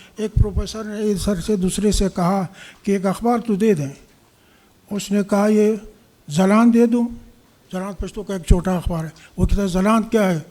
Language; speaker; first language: Urdu; non-native, local second language; Pashto